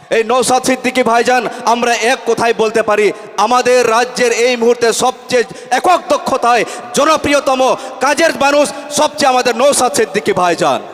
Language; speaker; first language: Bangla; non-native, local second language; Santali